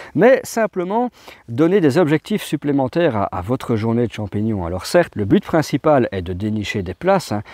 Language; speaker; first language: French; native; French